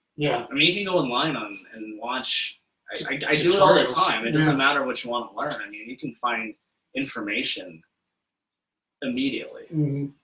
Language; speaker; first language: English; native; English